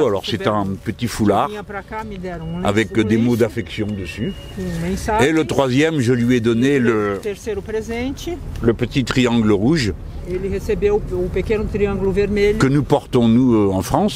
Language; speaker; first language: French; native; French